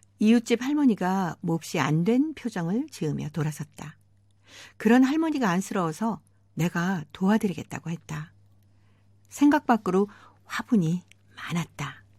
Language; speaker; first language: Korean; native; Korean